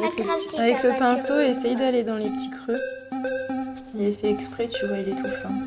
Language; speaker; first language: French; native; French